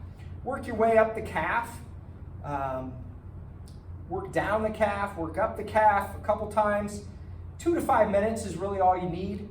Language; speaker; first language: English; native; English